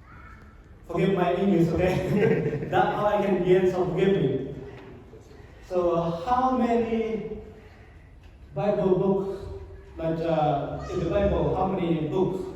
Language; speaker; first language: English; non-native, learner; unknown